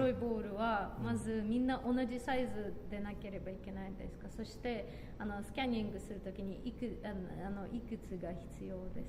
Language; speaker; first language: Japanese; non-native, fluent; Russian